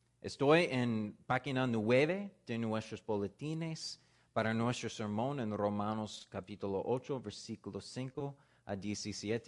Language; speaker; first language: Spanish; non-native, fluent; English